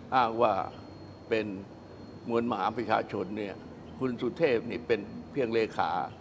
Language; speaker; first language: Thai; native; Thai